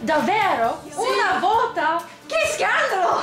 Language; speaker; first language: Italian; non-native, learner; English